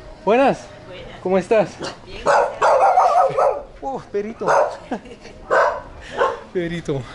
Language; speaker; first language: Spanish; non-native, learner; French